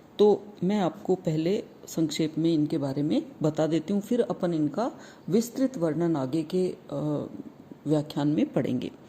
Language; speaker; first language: Hindi; native; Hindi